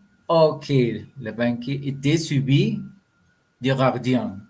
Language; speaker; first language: French; non-native, learner; Spanish